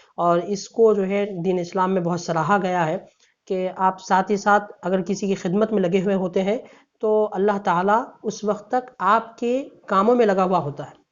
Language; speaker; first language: Urdu; native; Urdu